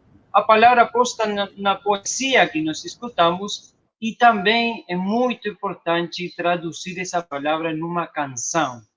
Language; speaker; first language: Portuguese; non-native, fluent; Spanish